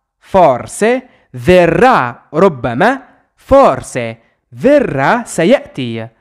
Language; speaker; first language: Italian; non-native, fluent; Arabic